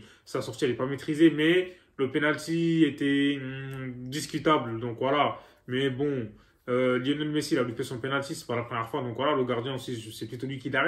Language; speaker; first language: French; native; French